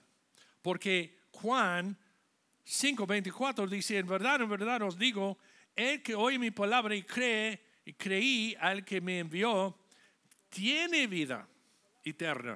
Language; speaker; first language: Spanish; non-native, fluent; English